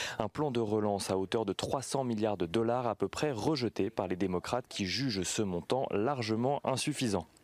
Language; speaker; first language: French; native; French